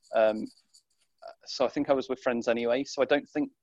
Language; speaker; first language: English; native; English